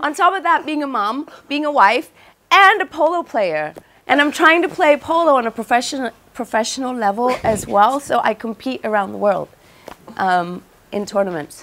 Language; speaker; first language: English; non-native, fluent; Thai